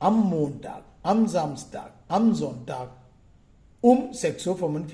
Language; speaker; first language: German; non-native, fluent; Sinhala